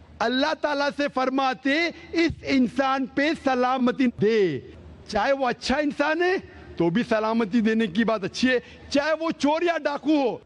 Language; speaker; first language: Urdu; non-native, local second language; Konkani